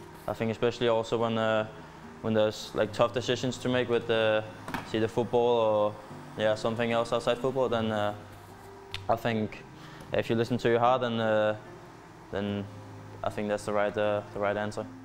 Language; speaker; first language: English; non-native, fluent; Danish